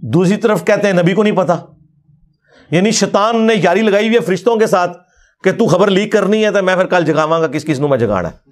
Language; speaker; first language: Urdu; non-native, local second language; Punjabi